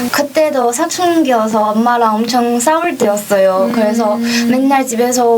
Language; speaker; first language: Korean; non-native, fluent; Chinese